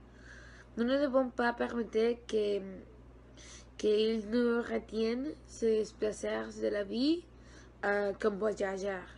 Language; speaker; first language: French; non-native, learner; Spanish